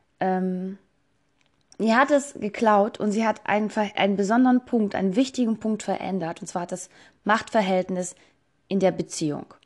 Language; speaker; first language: German; non-native, fluent; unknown